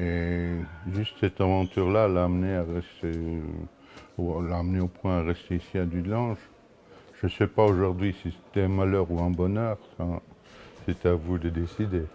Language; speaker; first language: French; non-native, local second language; Luxembourgish